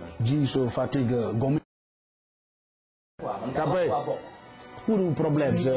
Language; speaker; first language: Italian; non-native, learner; Wolof